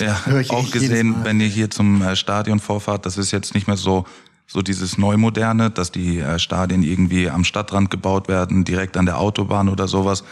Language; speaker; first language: German; native; German